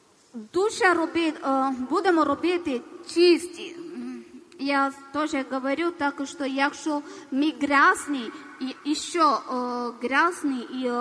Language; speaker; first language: Ukrainian; non-native, learner; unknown